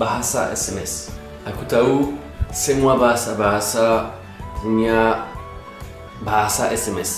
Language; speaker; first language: Indonesian; non-native, learner; French